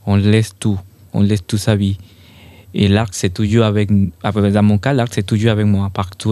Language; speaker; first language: French; non-native, fluent; Spanish